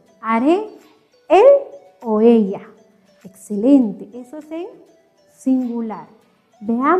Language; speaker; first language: Spanish; non-native, local second language; Kʼicheʼ